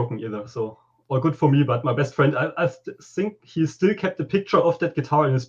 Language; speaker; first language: English; non-native, fluent; German